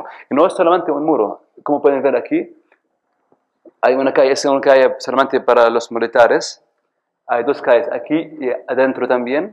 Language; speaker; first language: Spanish; non-native, fluent; Arabic